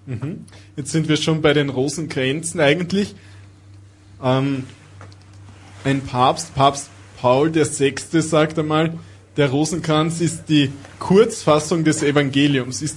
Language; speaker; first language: German; native; German